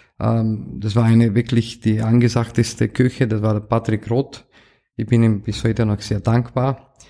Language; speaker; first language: German; non-native, fluent; Romanian